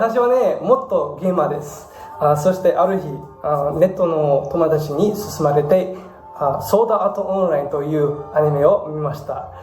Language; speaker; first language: Japanese; non-native, learner; English